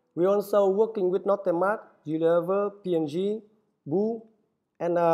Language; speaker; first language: English; non-native, fluent; Vietnamese